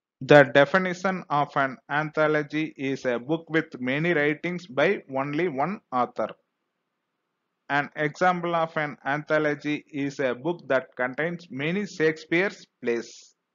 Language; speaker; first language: English; non-native, local second language; Tamil